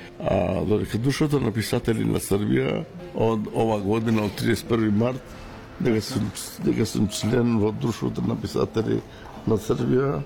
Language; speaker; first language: Macedonian; non-native, local second language; Romany